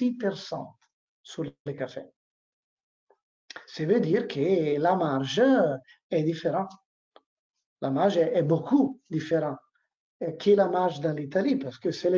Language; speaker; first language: French; non-native, learner; Italian